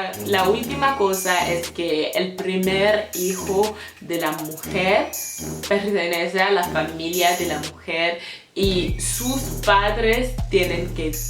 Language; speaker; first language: Spanish; non-native, fluent; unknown